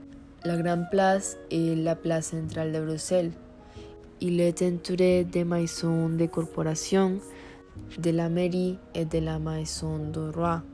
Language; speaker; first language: French; non-native, learner; Spanish